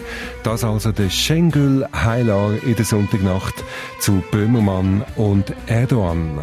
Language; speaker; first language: German; native; German